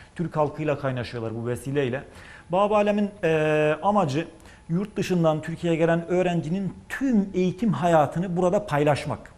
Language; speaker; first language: Turkish; native; Turkish